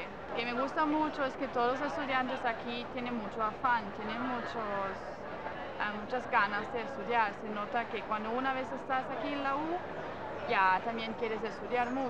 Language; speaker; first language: Spanish; non-native, fluent; German